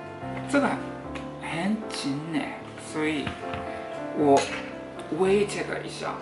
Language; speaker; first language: Chinese; non-native, fluent; Japanese